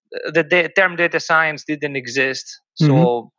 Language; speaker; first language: English; non-native, fluent; Greek